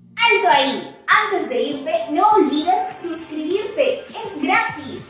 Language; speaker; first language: Spanish; native; Spanish